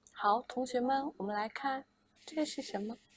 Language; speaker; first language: Chinese; non-native, fluent; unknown